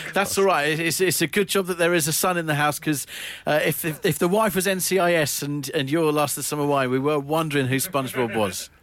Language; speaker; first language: English; native; English